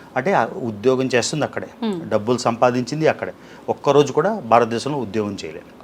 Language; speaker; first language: Telugu; native; Telugu